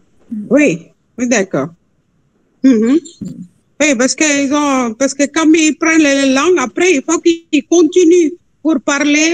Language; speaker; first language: French; non-native, fluent; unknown